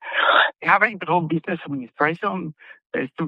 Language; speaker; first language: German; non-native, fluent; Spanish